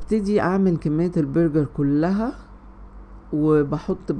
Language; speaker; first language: Arabic; native; Arabic